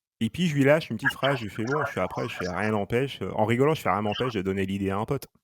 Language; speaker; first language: French; native; French